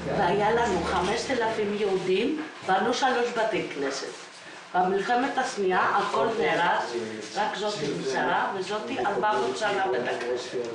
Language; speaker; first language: Hebrew; non-native, fluent; Greek